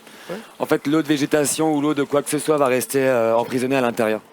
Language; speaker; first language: French; native; French